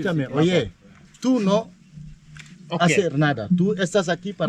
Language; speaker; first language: Spanish; non-native, learner; Wolof